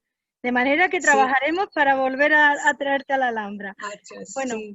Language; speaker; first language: Spanish; native; Spanish